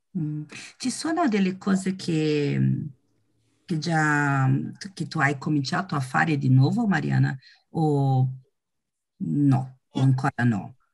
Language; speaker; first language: Italian; non-native, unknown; Portuguese